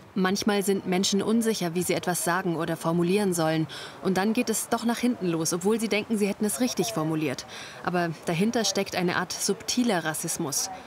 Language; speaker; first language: German; native; German